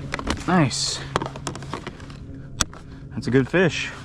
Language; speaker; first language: English; native; English